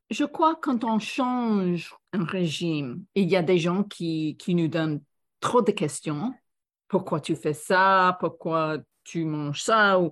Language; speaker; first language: French; non-native, fluent; English